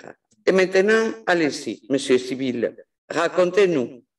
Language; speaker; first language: French; non-native, fluent; Spanish